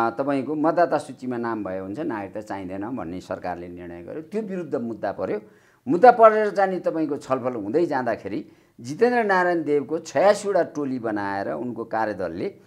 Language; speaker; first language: Nepali; native; Nepali